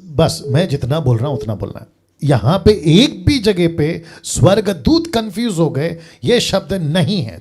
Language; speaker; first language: Hindi; native; Hindi